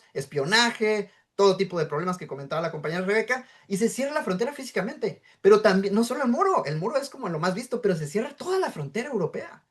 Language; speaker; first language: Spanish; native; Spanish